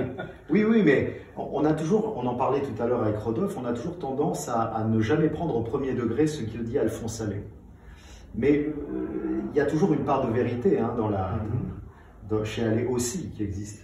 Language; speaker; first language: French; native; French